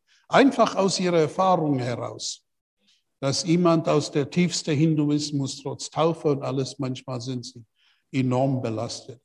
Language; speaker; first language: German; non-native, fluent; English